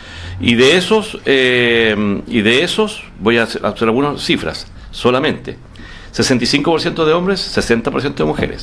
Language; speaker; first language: Spanish; native; Spanish